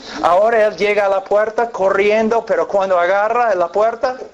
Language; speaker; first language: Spanish; non-native, fluent; English